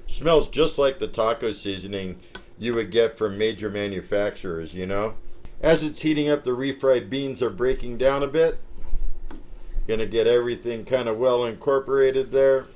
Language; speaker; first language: English; native; English